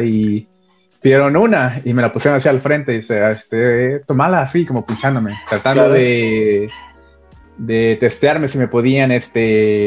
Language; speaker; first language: Spanish; early bilingual, heritage; Spanish